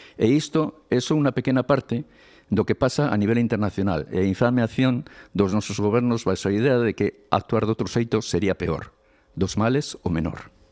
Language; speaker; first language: Galician; non-native, local second language; Spanish